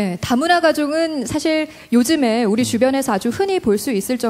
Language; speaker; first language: Korean; native; Korean